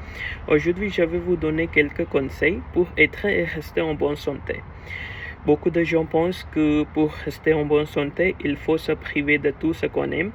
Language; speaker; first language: French; non-native, learner; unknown